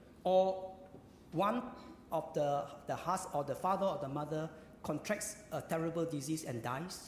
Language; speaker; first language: English; non-native, local second language; Chinese